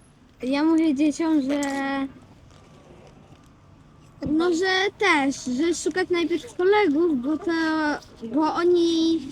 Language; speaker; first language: Polish; early bilingual, other home language; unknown